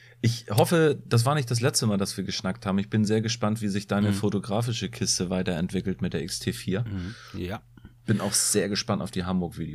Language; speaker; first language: German; native; German